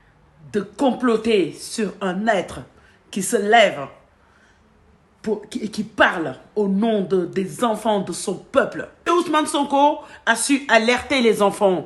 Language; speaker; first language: French; non-native, local second language; Wolof